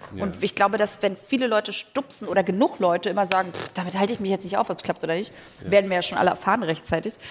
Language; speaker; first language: German; native; German